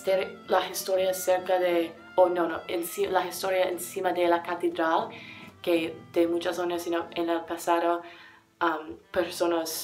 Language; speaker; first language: Spanish; non-native, learner; English